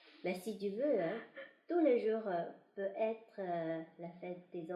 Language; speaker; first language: French; non-native, fluent; Chinese